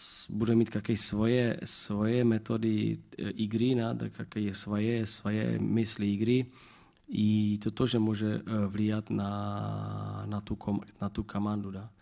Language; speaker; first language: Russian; non-native, learner; Czech